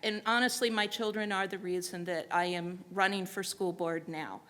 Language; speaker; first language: English; native; English